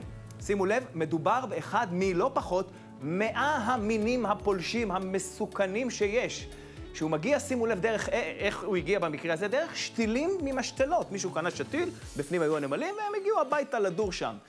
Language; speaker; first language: Hebrew; native; Hebrew